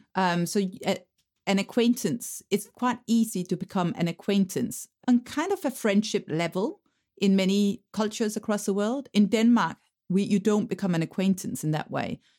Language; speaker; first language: English; non-native, fluent; Danish